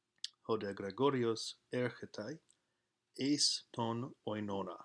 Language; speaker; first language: Greek; non-native, fluent; English